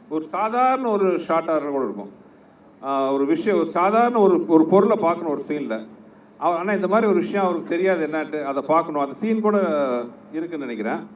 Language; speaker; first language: Tamil; native; Tamil